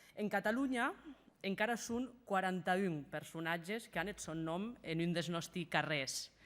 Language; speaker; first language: Occitan; native; Occitan